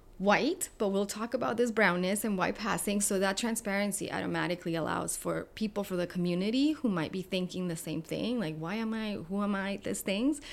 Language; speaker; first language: English; non-native, fluent; Spanish